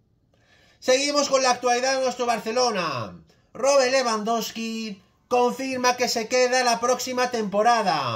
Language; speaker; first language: Spanish; native; Spanish